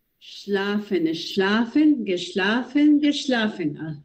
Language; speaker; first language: German; non-native, learner; Spanish